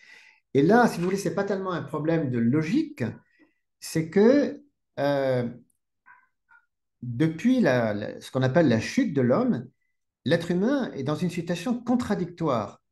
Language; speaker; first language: French; native; French